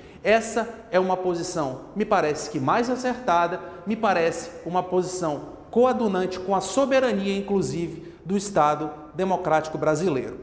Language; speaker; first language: Portuguese; native; Portuguese